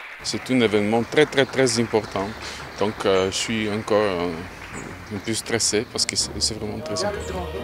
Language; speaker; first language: French; non-native, fluent; Bulgarian